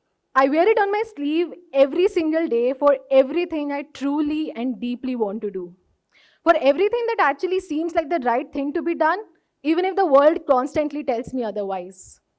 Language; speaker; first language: English; non-native, local second language; Hindi